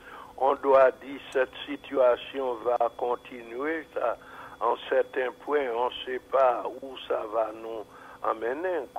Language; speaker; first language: French; non-native, fluent; English